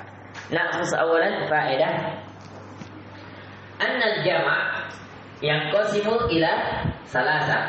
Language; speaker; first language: Arabic; non-native, fluent; Indonesian